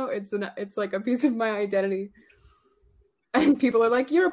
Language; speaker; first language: English; native; English